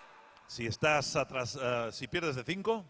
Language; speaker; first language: Spanish; native; Spanish